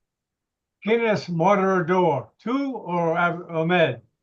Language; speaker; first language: Spanish; non-native, learner; English